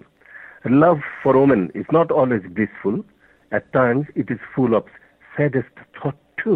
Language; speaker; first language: English; non-native, local second language; Bangla